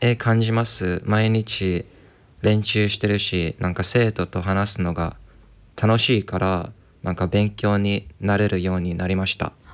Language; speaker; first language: Japanese; early bilingual, heritage; English